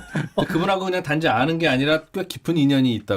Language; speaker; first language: Korean; native; Korean